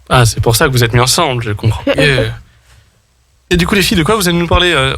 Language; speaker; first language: French; native; French